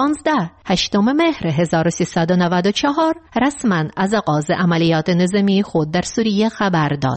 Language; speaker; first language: Persian; native; Persian